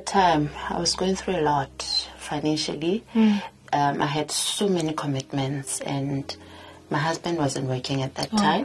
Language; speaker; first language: English; non-native, local second language; Southern Sotho